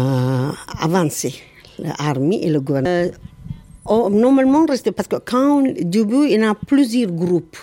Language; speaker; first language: French; non-native, learner; Tamil